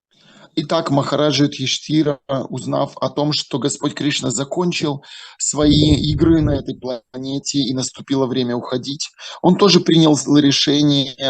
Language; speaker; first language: Russian; native; Russian